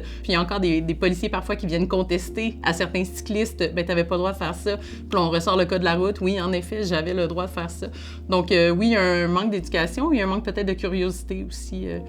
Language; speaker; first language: French; native; French